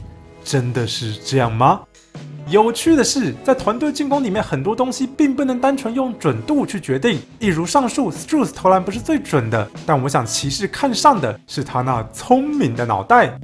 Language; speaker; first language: Chinese; native; Chinese